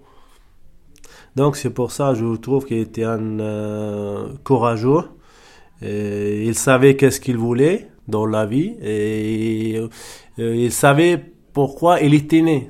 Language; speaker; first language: French; non-native, learner; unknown